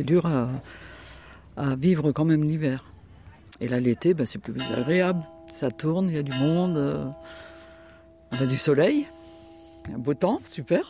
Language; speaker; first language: French; native; French